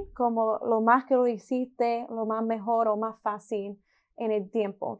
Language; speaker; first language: Spanish; early bilingual, heritage; Spanish